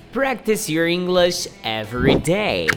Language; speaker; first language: English; non-native, fluent; Portuguese